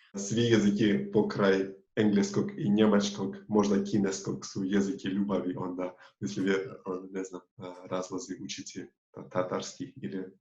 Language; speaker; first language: Bosnian; non-native, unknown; Tatar